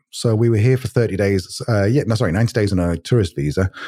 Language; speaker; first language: English; native; English